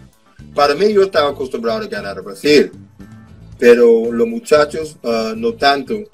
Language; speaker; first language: Spanish; non-native, fluent; English